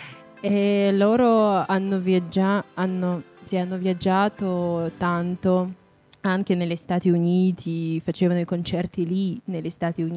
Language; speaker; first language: Italian; non-native, fluent; Russian